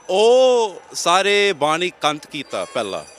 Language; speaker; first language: Punjabi; non-native, learner; English